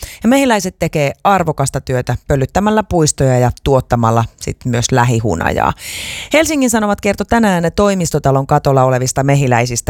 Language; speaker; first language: Finnish; native; Finnish